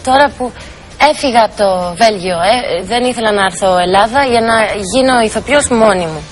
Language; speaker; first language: Greek; non-native, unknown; French